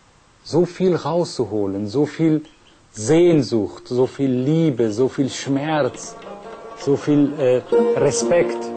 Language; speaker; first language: German; non-native, fluent; Persian